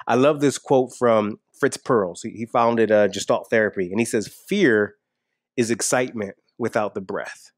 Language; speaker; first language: English; native; English